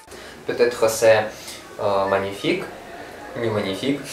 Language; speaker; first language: French; non-native, learner; Russian